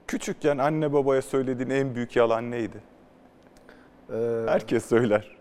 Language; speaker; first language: Turkish; native; Turkish